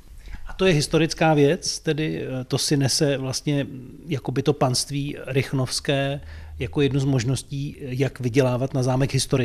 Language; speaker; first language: Czech; native; Czech